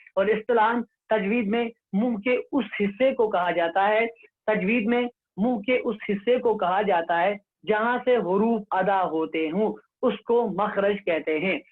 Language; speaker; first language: Urdu; non-native, local second language; Kashmiri